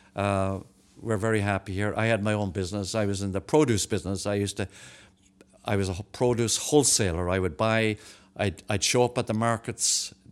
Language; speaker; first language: English; native; English